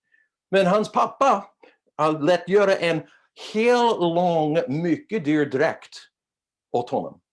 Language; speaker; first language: Swedish; non-native, fluent; English